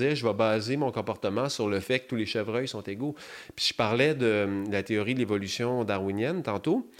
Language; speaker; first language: French; native; French